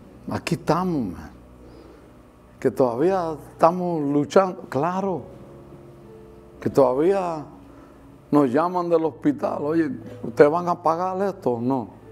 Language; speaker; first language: Spanish; native; Spanish